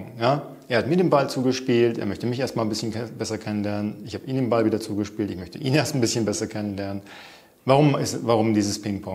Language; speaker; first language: German; native; German